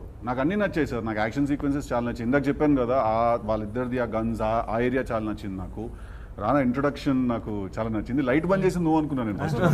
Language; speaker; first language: Telugu; native; Telugu